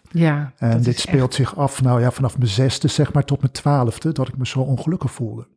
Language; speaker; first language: Dutch; early bilingual, other home language; English